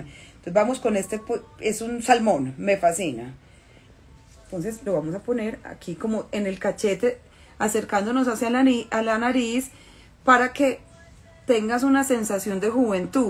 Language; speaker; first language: Spanish; native; Spanish